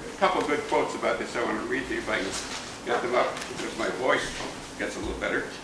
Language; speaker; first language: English; native; English